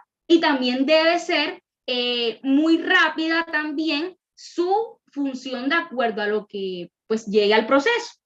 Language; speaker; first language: Spanish; native; Spanish